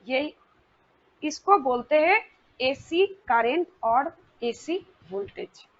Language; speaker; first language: Hindi; non-native, local second language; Bangla